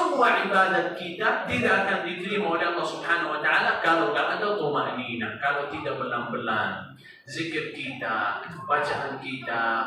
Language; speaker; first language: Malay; non-native, fluent; Arabic